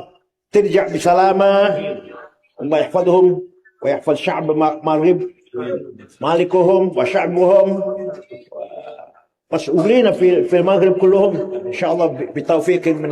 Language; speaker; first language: Arabic; non-native, fluent; Indonesian